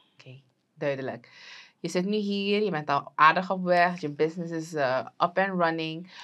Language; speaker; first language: Dutch; native; Dutch